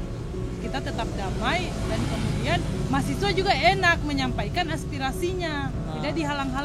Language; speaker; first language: Indonesian; native; Indonesian